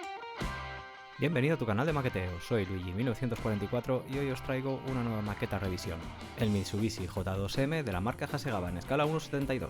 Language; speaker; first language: Spanish; native; Spanish